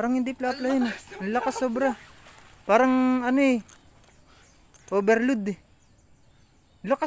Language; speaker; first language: Filipino; native; Filipino